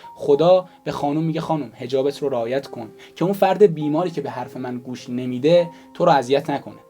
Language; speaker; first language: Persian; native; Persian